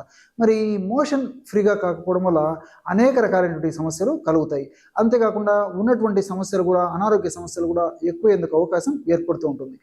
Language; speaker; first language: Telugu; native; Telugu